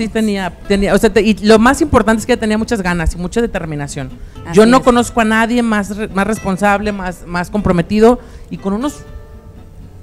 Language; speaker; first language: Spanish; native; Spanish